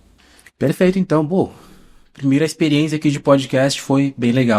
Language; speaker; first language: Portuguese; native; Portuguese